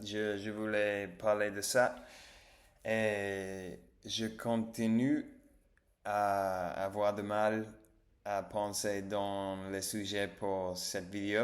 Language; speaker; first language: French; non-native, learner; English